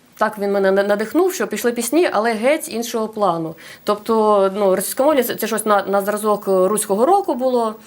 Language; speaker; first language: Ukrainian; non-native, local second language; Russian